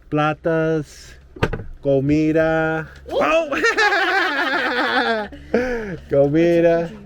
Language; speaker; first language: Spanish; non-native, learner; English